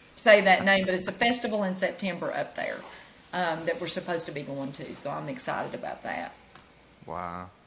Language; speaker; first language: English; native; English